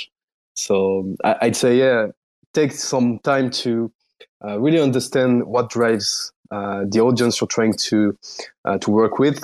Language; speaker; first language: English; non-native, fluent; French